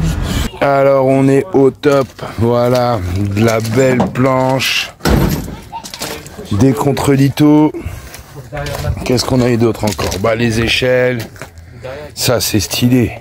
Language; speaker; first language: French; native; French